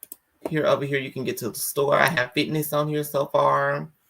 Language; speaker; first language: English; native; English